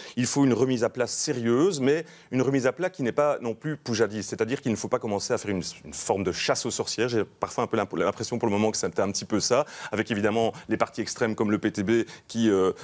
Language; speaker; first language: French; native; French